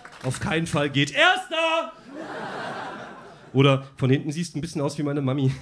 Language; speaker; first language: German; native; German